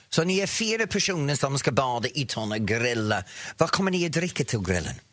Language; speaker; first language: Swedish; non-native, fluent; English